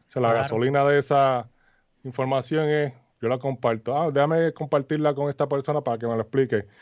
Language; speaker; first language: Spanish; native; Spanish